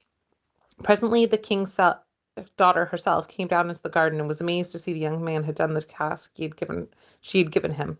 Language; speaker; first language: English; native; English